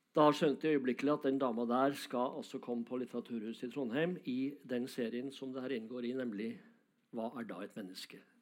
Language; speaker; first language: Norwegian; native; Norwegian